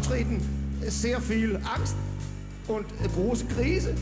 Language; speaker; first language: German; non-native, learner; Danish